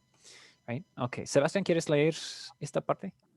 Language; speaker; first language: Spanish; non-native, fluent; English